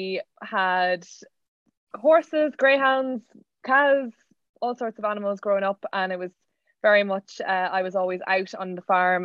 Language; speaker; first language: English; native; English